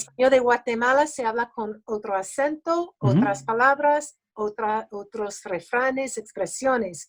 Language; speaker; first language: Spanish; early bilingual, other home language; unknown